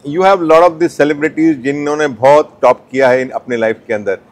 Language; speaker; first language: Hindi; non-native, local second language; Gujarati